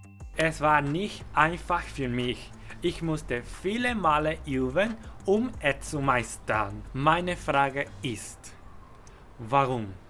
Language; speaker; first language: German; non-native, fluent; Spanish